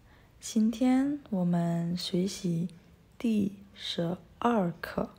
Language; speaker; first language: Chinese; non-native, fluent; Indonesian